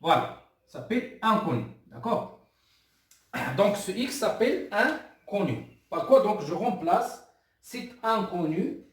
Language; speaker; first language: French; non-native, local second language; Arabic